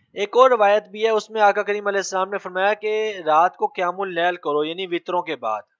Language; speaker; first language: Urdu; native; Urdu